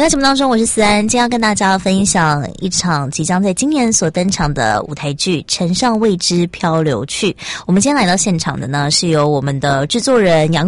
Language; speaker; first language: Chinese; native; Chinese